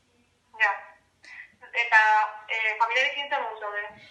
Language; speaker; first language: Basque; non-native, local second language; Spanish